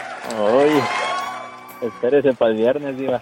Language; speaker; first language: Spanish; native; Spanish